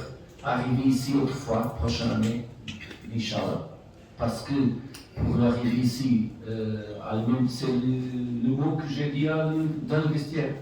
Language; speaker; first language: French; non-native, fluent; Portuguese